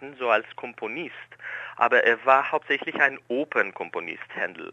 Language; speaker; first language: German; non-native, fluent; Greek